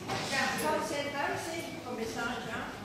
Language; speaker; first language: Portuguese; non-native, learner; Japanese